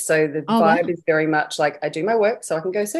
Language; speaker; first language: English; native; English